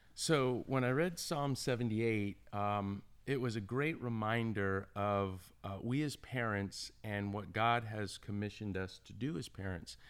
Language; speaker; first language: English; native; English